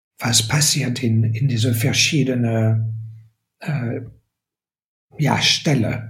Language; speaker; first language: German; non-native, fluent; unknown